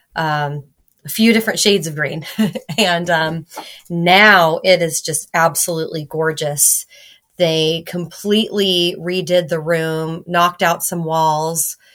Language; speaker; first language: English; native; English